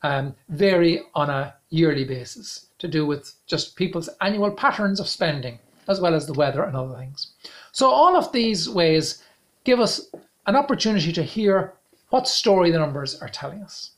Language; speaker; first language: English; native; English